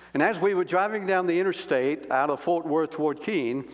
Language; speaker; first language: English; native; English